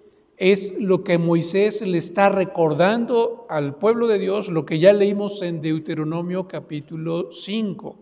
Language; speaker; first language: Spanish; native; Spanish